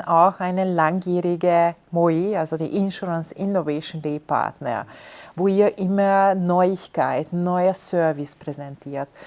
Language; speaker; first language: German; non-native, fluent; Hungarian